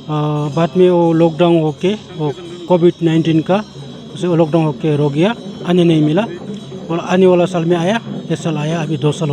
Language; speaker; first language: Hindi; non-native, learner; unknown